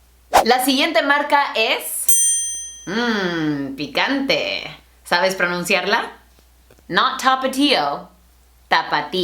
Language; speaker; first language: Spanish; non-native, fluent; English